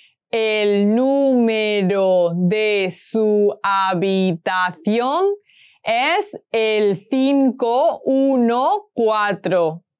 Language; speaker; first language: Spanish; native; Spanish